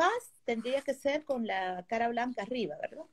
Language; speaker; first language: Spanish; native; Spanish